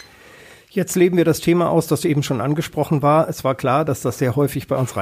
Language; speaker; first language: German; native; German